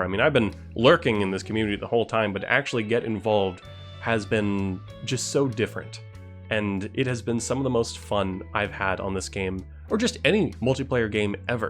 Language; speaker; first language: English; native; English